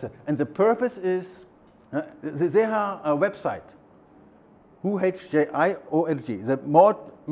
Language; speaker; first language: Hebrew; non-native, learner; German